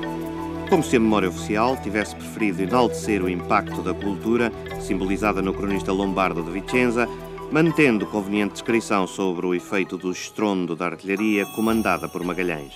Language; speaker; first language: Portuguese; native; Portuguese